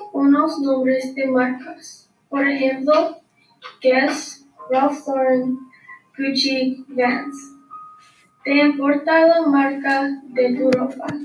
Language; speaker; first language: Spanish; non-native, learner; English